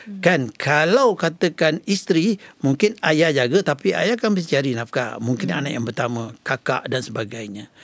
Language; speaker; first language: Malay; native; Malay